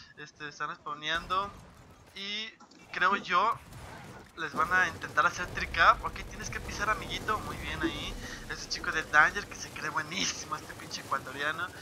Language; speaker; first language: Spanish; native; Spanish